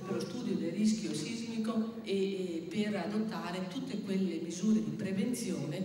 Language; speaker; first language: Italian; native; Italian